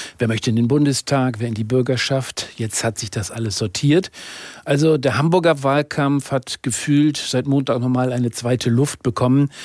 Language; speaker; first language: German; native; German